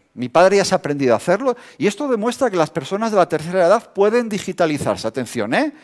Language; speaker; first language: Spanish; native; Spanish